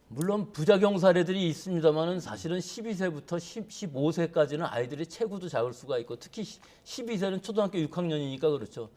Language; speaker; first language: Korean; native; Korean